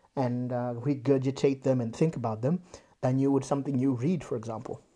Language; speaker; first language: English; non-native, local second language; Shona